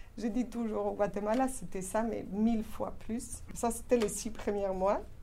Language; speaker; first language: French; non-native, fluent; Spanish